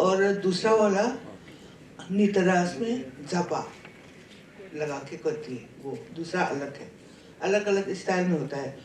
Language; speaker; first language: Hindi; non-native, local second language; Manipuri